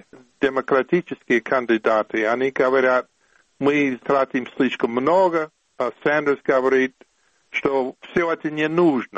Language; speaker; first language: Russian; non-native, fluent; English